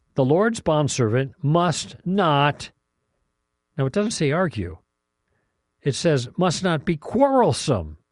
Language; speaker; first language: English; native; English